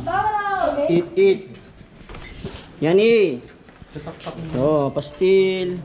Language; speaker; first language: English; non-native, local second language; Filipino